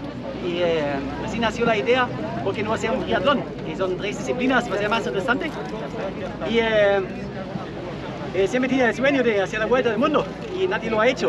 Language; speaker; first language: Spanish; non-native, fluent; German